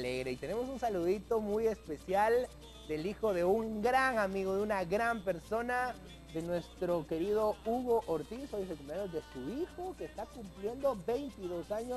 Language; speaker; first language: Spanish; native; Spanish